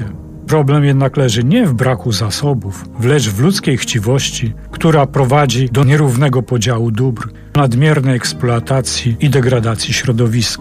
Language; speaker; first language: Polish; native; Polish